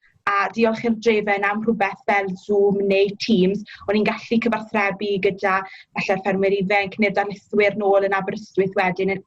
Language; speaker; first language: Welsh; native; Welsh